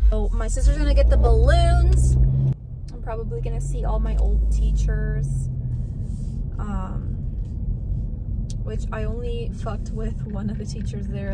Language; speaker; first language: English; early bilingual, other home language; Spanish